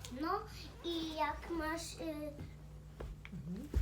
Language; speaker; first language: Polish; early bilingual, heritage; Polish